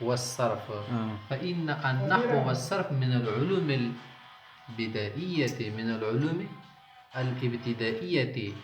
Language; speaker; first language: Arabic; non-native, fluent; Urdu